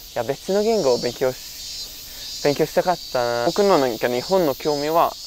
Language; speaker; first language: Japanese; non-native, fluent; Norwegian